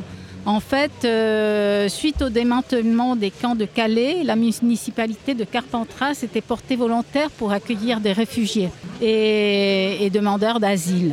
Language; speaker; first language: French; native; French